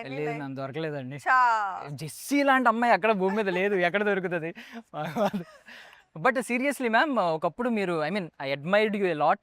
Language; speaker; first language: Telugu; native; Telugu